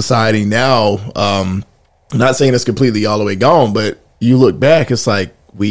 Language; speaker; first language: English; native; English